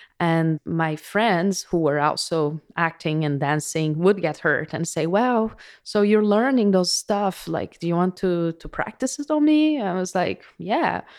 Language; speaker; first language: English; non-native, fluent; Portuguese